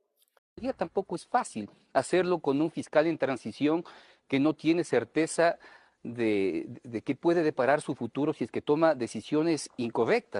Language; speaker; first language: Spanish; native; Spanish